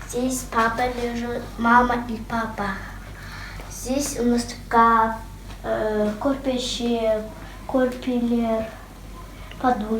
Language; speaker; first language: Russian; non-native, local second language; Kazakh